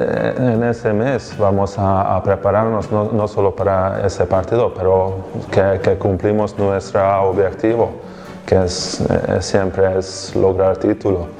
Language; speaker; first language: Spanish; non-native, fluent; Hungarian